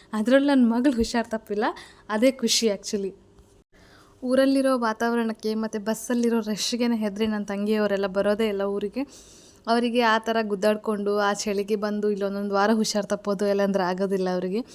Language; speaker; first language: Kannada; native; Kannada